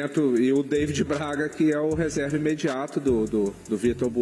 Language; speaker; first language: Portuguese; native; Portuguese